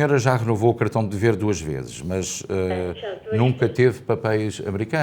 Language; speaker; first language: Portuguese; native; Portuguese